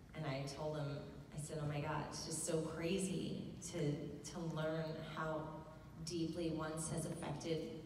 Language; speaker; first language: English; native; English